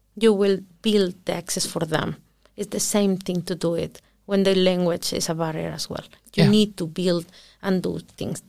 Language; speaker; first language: English; early bilingual, other home language; Spanish